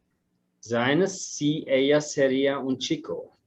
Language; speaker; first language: Spanish; non-native, fluent; German